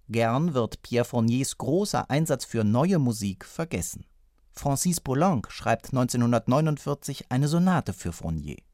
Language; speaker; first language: German; native; German